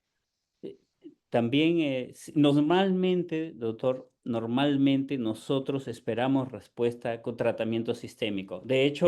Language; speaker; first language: Spanish; native; Spanish